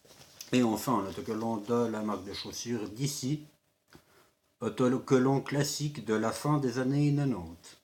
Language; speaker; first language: French; native; French